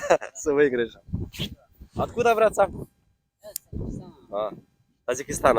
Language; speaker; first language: Russian; non-native, local second language; Kyrgyz